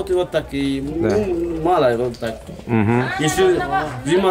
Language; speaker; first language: Russian; non-native, learner; Uzbek